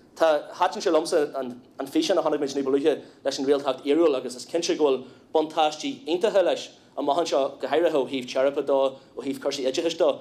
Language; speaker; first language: Irish; non-native, local second language; English